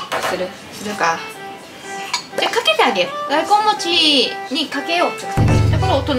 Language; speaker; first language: Japanese; native; Japanese